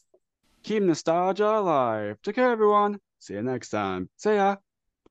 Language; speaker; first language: English; native; English